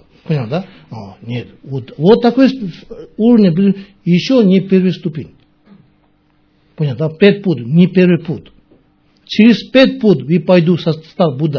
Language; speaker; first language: Russian; non-native, learner; Tibetan